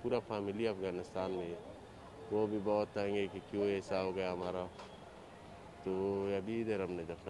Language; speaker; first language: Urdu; non-native, learner; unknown